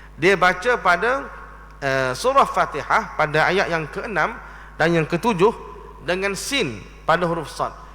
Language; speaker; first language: Malay; native; Malay